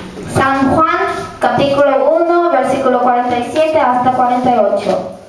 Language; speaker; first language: Spanish; non-native, learner; Korean